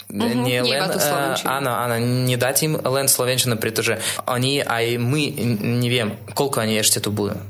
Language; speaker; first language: Slovak; non-native, fluent; Russian